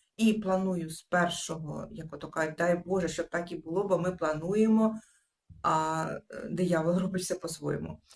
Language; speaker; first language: Ukrainian; native; Ukrainian